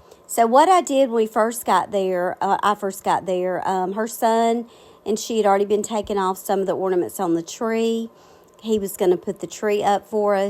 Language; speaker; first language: English; native; English